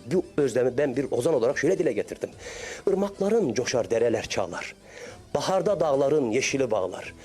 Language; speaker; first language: Turkish; early bilingual, heritage; Arabic